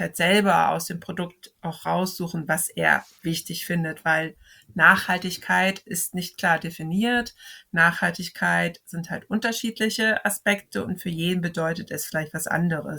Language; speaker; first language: German; native; German